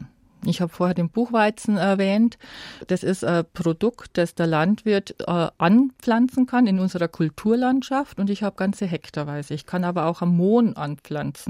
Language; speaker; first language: German; native; German